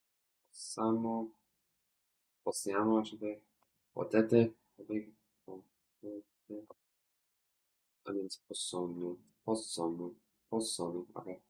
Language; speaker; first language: Italian; non-native, learner; English